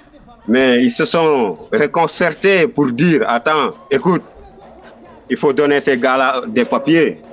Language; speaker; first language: French; non-native, local second language; Wolof